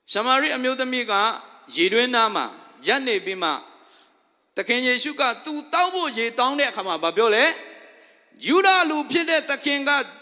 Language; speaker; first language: Burmese; non-native, local second language; Tedim Chin